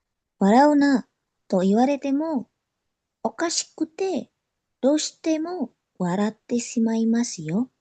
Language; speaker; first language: Japanese; non-native, learner; Indonesian